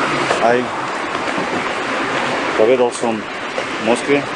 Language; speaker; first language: Slovak; non-native, learner; Russian